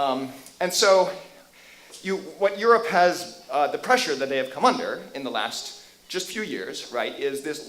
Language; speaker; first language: English; native; English